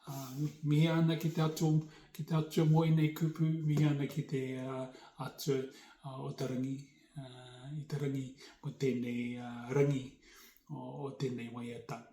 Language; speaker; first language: Māori; non-native, local second language; English